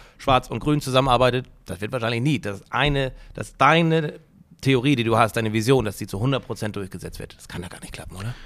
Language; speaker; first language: German; native; German